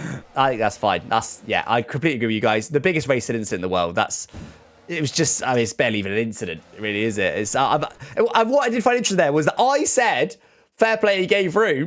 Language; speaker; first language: English; native; English